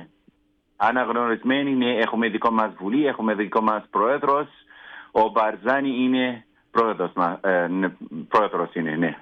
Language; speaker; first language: Greek; non-native, learner; Kurdish